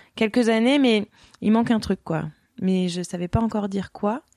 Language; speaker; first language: French; native; French